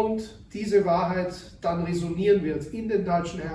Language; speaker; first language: German; native; German